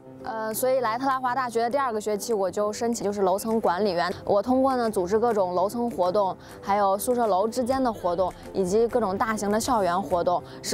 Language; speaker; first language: Chinese; native; Chinese